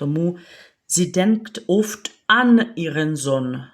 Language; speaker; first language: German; non-native, fluent; Ukrainian